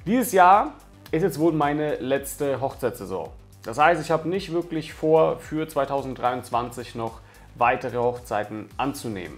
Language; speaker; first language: German; native; German